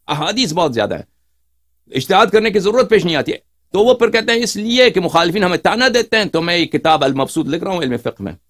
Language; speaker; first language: Urdu; native; Urdu